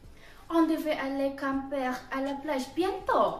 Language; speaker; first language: French; non-native, learner; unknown